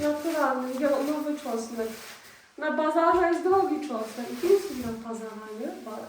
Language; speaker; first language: Turkish; non-native, learner; Polish